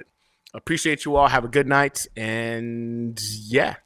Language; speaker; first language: English; native; English